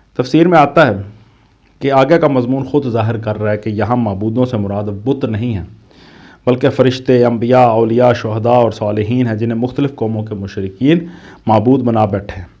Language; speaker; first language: Urdu; native; Urdu